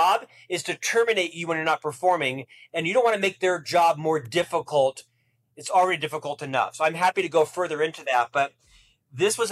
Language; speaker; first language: English; native; English